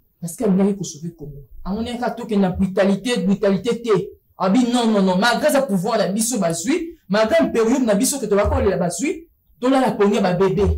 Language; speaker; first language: French; non-native, local second language; Lingala